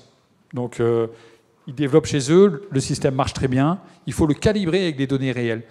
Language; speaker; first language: French; native; French